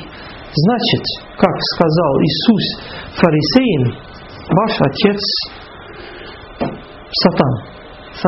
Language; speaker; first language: Russian; non-native, fluent; Dutch